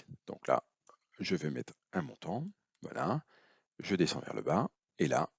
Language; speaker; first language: French; native; French